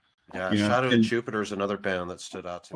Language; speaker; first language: English; native; English